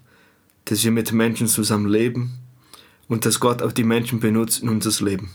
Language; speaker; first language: German; non-native, fluent; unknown